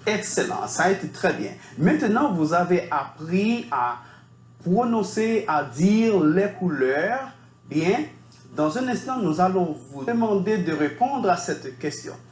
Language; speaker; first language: French; non-native, fluent; Spanish